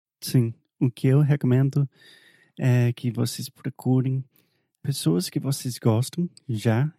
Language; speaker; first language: Portuguese; non-native, fluent; English